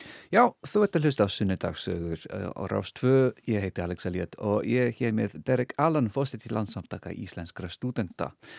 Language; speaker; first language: Icelandic; non-native, fluent; English